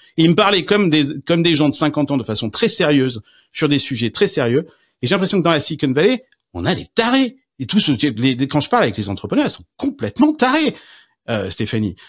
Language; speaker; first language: French; native; French